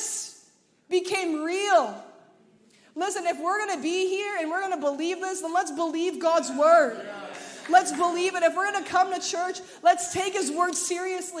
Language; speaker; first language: English; native; English